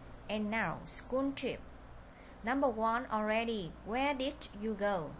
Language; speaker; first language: English; non-native, fluent; Vietnamese